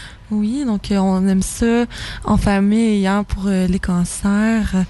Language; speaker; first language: French; native; French